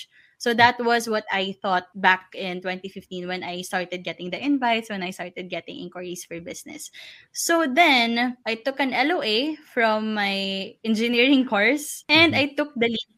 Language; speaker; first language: English; non-native, local second language; Filipino